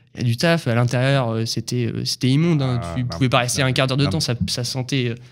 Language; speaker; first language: French; native; French